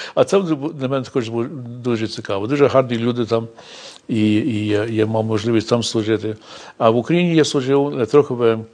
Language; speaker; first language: Ukrainian; early bilingual, heritage; Ukrainian